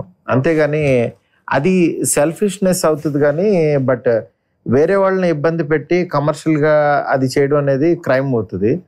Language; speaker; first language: Telugu; native; Telugu